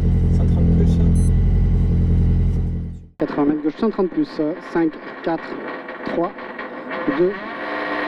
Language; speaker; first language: French; native; French